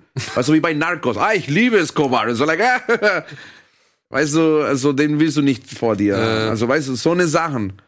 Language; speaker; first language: German; non-native, fluent; Spanish